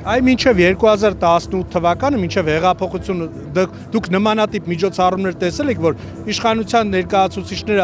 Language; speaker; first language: Armenian; native; Armenian